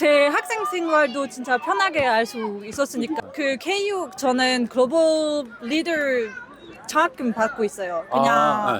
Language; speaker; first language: Korean; non-native, learner; French